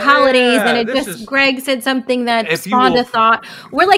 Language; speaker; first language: English; native; English